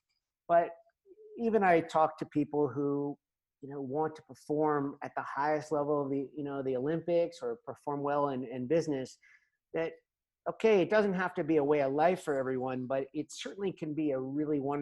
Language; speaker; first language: English; native; English